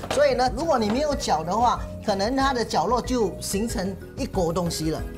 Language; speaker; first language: Chinese; native; Chinese